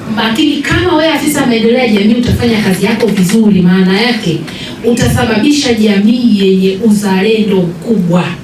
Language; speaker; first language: Swahili; native; Swahili